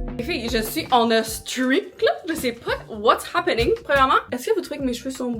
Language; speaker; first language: French; native; French